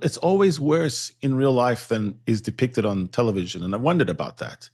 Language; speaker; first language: English; native; English